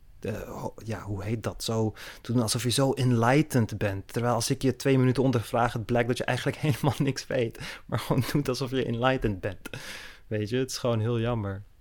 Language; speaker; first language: Dutch; early bilingual, other home language; Turkish